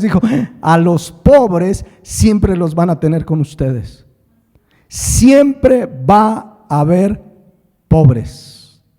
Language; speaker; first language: Spanish; native; Spanish